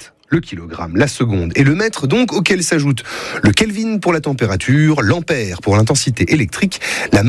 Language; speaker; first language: French; native; French